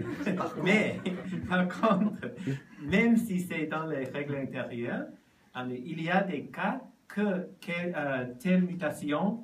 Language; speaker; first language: French; non-native, learner; Japanese